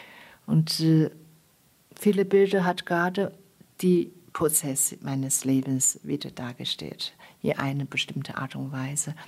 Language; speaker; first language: German; non-native, fluent; Chinese